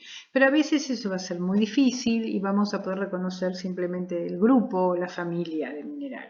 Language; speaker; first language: Spanish; native; Spanish